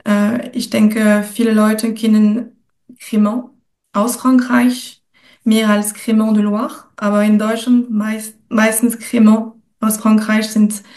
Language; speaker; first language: German; non-native, fluent; French